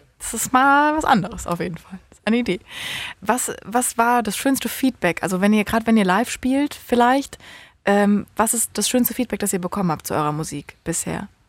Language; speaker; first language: German; native; German